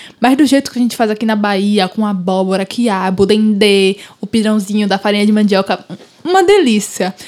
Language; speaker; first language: Portuguese; native; Portuguese